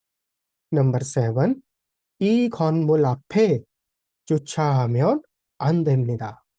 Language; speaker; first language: Korean; non-native, fluent; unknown